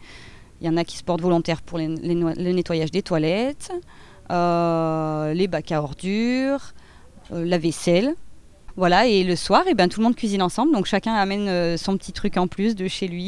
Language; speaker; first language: French; native; French